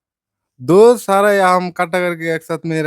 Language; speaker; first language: Hindi; non-native, learner; Bangla